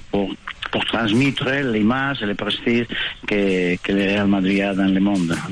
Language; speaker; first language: French; non-native, fluent; Spanish